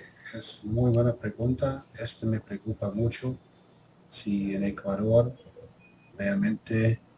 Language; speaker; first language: Spanish; non-native, fluent; German